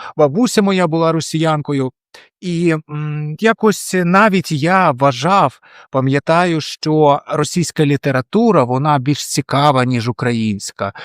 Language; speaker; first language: Ukrainian; non-native, local second language; Russian